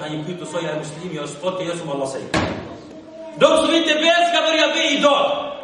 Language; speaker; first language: Swedish; early bilingual, other home language; Arabic